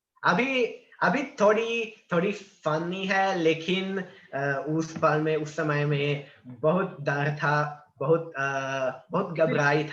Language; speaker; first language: Hindi; non-native, learner; Italian